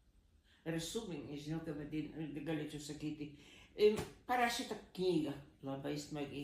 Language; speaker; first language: Lithuanian; early bilingual, heritage; Lithuanian